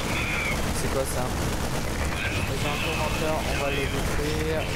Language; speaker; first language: French; native; French